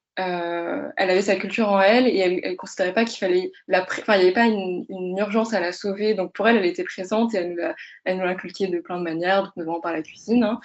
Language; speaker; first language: French; native; French